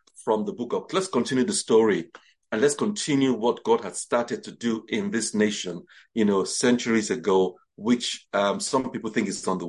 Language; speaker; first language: English; non-native, local second language; Yoruba